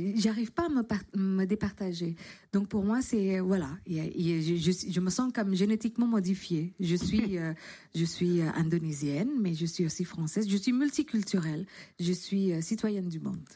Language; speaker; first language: French; non-native, fluent; Indonesian